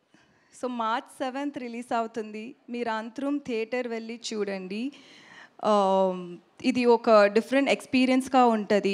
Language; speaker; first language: Telugu; non-native, learner; Tamil